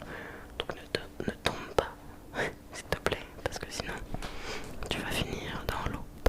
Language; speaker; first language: French; native; French